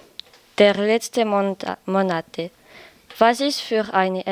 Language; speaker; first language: German; non-native, learner; French